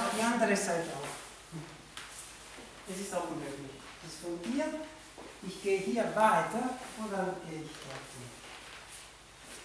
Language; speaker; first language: German; non-native, fluent; Italian